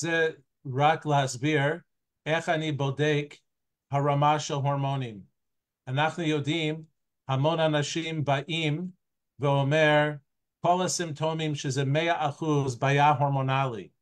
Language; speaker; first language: Hebrew; non-native, fluent; English